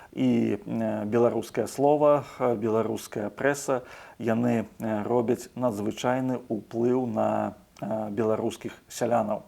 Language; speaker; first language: Belarusian; native; Belarusian